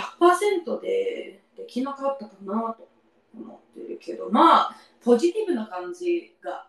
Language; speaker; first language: Japanese; non-native, learner; English